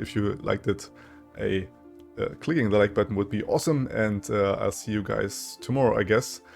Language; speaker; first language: English; non-native, fluent; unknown